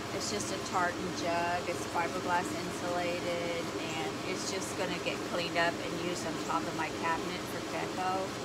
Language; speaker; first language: English; native; English